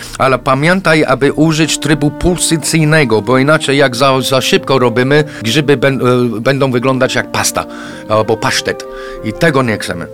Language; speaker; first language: Polish; non-native, fluent; English